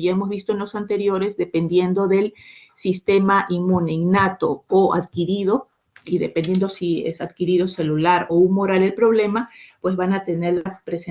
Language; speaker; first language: Spanish; native; Spanish